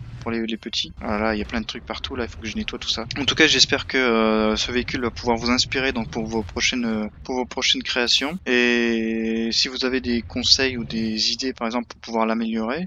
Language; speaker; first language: French; native; French